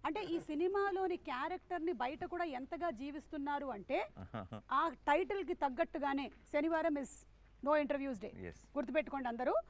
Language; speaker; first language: Telugu; native; Telugu